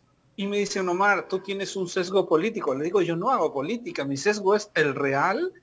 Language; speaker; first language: Spanish; native; Spanish